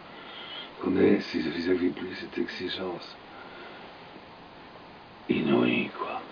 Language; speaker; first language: French; native; French